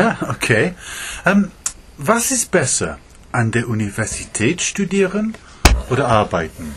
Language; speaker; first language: German; non-native, fluent; English